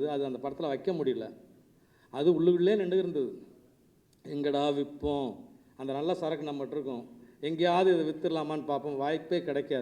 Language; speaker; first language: Tamil; native; Tamil